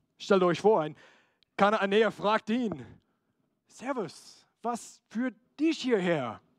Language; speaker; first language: German; non-native, fluent; English